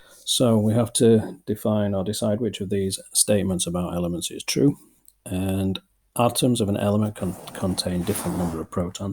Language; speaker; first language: English; native; English